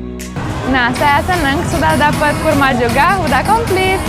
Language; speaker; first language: Indonesian; non-native, fluent; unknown